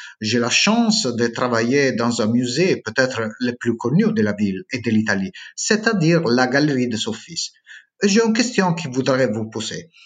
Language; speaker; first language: French; non-native, learner; Italian